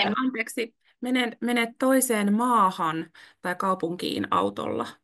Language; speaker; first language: Finnish; native; Finnish